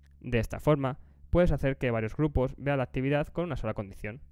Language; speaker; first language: Spanish; native; Spanish